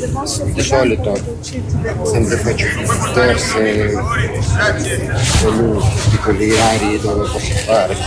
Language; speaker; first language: Italian; non-native, learner; Ukrainian